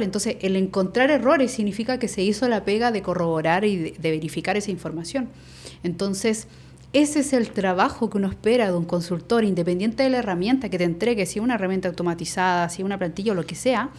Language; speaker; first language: Spanish; native; Spanish